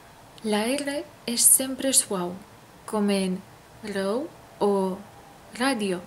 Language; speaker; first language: Catalan; non-native, fluent; Romanian